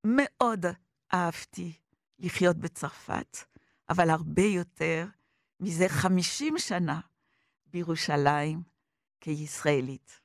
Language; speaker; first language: Hebrew; non-native, fluent; French